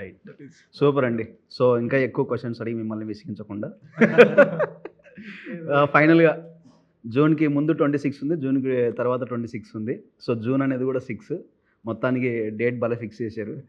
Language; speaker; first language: Telugu; native; Telugu